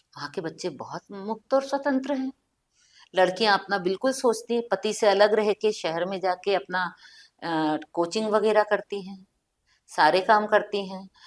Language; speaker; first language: Hindi; native; Hindi